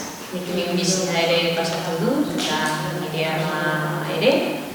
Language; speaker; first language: Basque; non-native, learner; Spanish